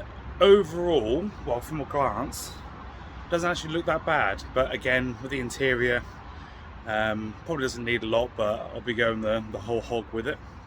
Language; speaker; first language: English; native; English